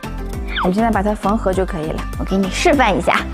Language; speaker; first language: Chinese; native; Chinese